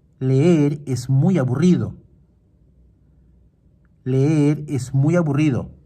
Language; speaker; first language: Spanish; non-native, fluent; Portuguese